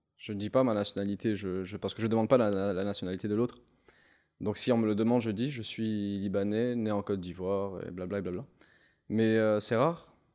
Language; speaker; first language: French; non-native, local second language; Arabic